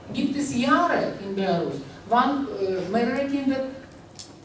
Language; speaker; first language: German; non-native, learner; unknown